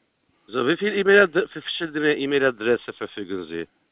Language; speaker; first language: German; non-native, fluent; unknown